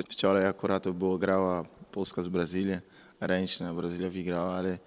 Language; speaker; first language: Polish; non-native, learner; Portuguese